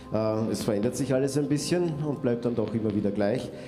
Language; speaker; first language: German; native; German